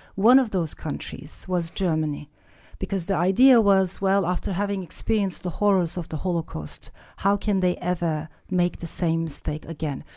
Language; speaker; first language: English; non-native, fluent; Turkish